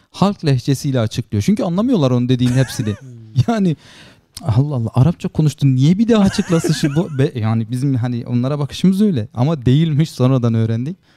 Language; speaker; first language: Turkish; native; Turkish